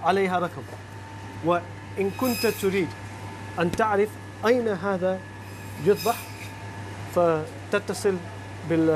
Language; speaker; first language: Arabic; non-native, learner; Urdu